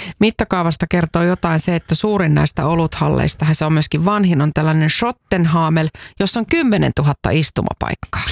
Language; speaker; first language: Finnish; native; Finnish